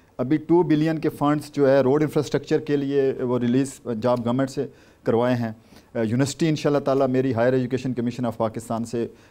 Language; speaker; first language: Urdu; non-native, local second language; Saraiki